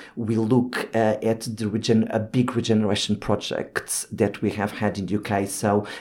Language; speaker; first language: English; non-native, fluent; Portuguese